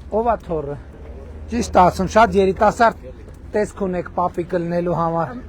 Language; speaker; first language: Armenian; native; Armenian